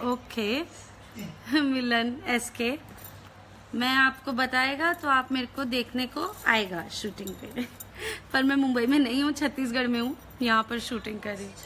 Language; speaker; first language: Hindi; non-native, local second language; Bhojpuri